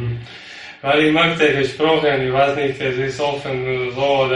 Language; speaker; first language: German; non-native, learner; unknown